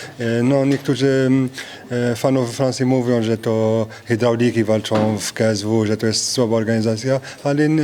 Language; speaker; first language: Polish; non-native, fluent; French